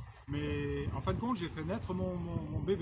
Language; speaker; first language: French; native; French